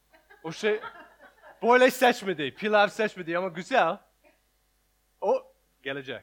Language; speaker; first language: Turkish; non-native, learner; English